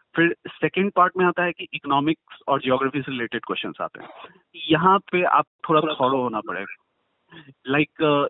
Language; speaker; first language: Hindi; native; Hindi